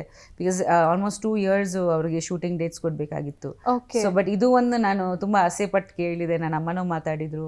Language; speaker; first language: Kannada; non-native, fluent; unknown